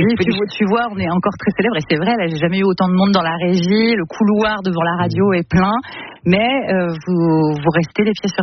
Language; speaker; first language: French; native; French